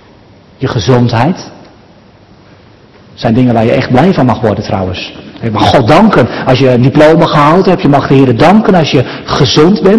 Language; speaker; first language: Dutch; native; Dutch